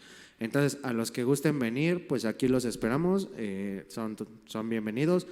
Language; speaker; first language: Spanish; native; Spanish